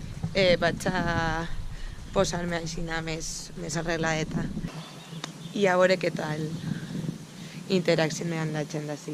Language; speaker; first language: Catalan; non-native, local second language; Spanish